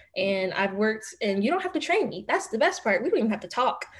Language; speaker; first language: English; native; English